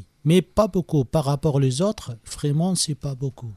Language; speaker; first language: French; non-native, learner; Arabic